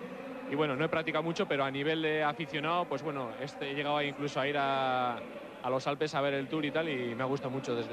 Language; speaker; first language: Spanish; native; Spanish